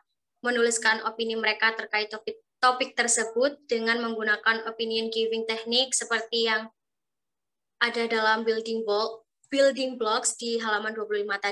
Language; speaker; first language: Indonesian; native; Indonesian